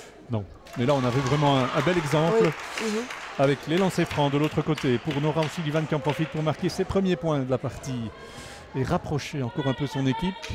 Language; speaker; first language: French; native; French